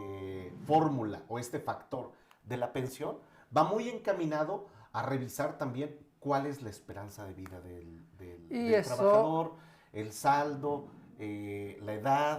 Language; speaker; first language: Spanish; native; Spanish